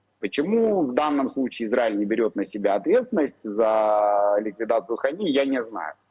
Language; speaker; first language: Russian; native; Russian